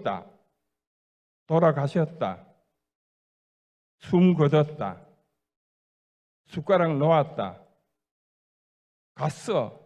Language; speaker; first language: Korean; native; Korean